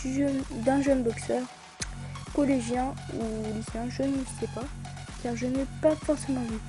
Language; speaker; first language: French; native; French